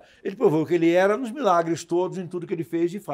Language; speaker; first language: Portuguese; native; Portuguese